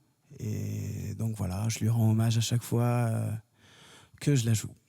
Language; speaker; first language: French; native; French